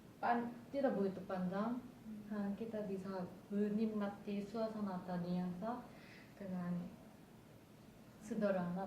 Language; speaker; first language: Indonesian; non-native, fluent; Korean